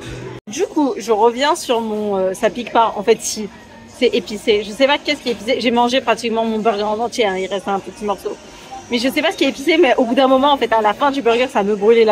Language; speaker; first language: French; native; French